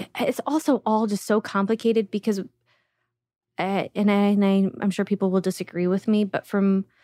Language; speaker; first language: English; early bilingual, other home language; Russian